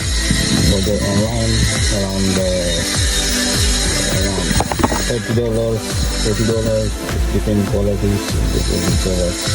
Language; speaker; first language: English; non-native, learner; Indonesian